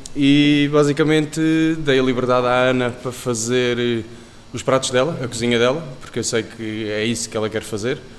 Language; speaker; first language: Portuguese; native; Portuguese